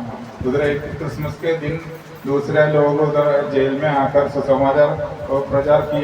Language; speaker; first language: Hindi; non-native, local second language; Malayalam